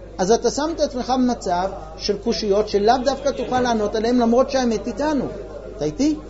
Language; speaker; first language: Hebrew; non-native, fluent; English